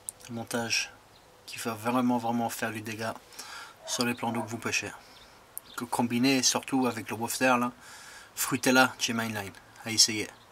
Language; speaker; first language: French; non-native, fluent; English